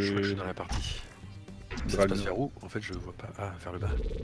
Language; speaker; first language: French; native; French